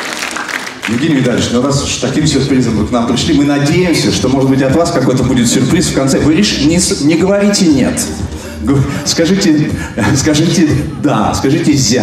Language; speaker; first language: Russian; native; Russian